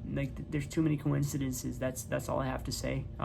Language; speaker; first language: English; native; English